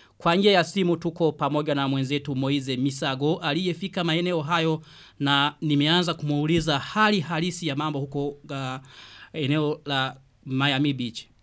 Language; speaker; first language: Swahili; non-native, local second language; Rundi